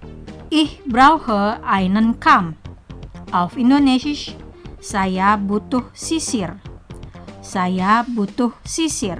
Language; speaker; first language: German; non-native, fluent; Indonesian